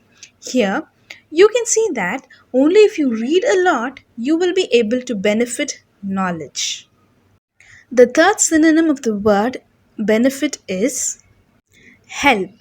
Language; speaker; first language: English; non-native, local second language; Tamil